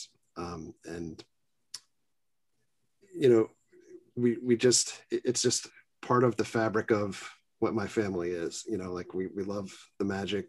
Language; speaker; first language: English; native; English